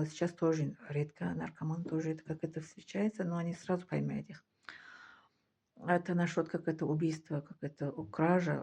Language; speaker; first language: Russian; non-native, fluent; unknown